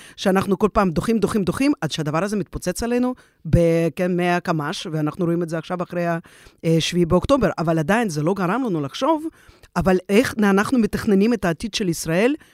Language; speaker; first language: Hebrew; non-native, fluent; Russian